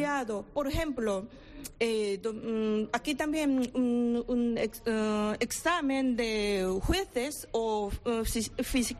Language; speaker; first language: Spanish; non-native, learner; Korean